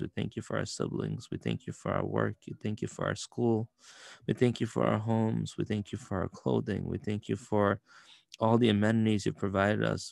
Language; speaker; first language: English; native; English